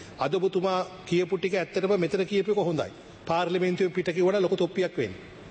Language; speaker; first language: Sinhala; native; Sinhala